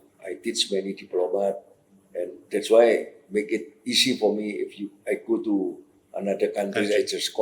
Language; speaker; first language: English; non-native, fluent; Indonesian